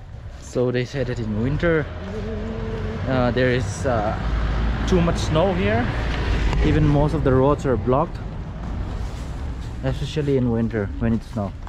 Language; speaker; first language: English; non-native, fluent; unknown